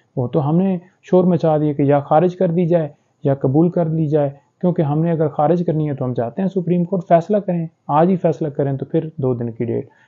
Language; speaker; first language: Urdu; native; Urdu